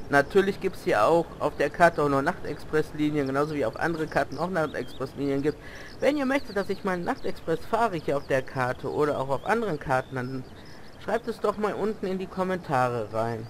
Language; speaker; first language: German; native; German